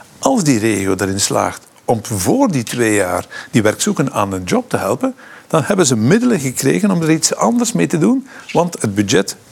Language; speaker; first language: Dutch; native; Dutch